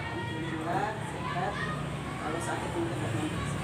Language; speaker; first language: Indonesian; native; Indonesian